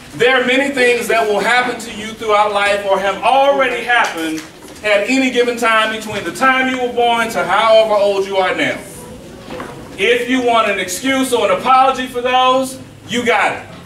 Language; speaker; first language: English; native; English